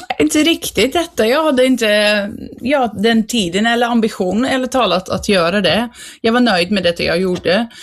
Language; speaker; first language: Swedish; non-native, fluent; Dutch